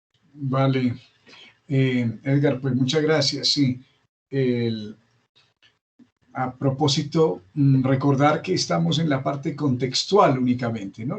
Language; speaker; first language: Spanish; native; Spanish